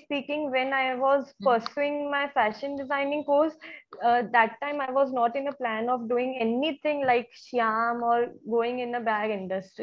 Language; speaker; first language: English; non-native, local second language; Hindi